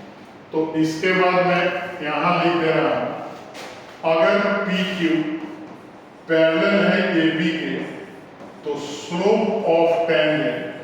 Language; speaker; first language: Hindi; native; Hindi